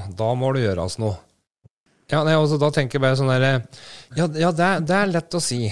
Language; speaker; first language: Norwegian; native; Norwegian